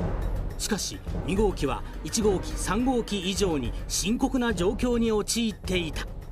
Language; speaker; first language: Japanese; native; Japanese